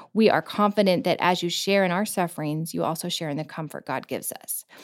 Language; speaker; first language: English; native; English